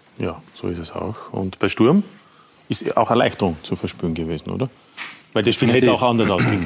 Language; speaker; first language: German; native; German